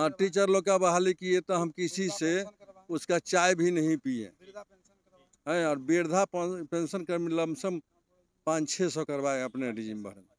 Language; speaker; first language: Hindi; native; Hindi